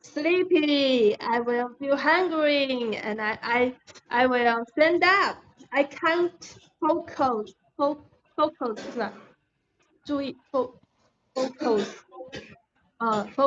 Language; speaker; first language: English; non-native, learner; Chinese